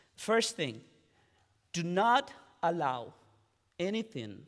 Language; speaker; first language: English; non-native, fluent; Spanish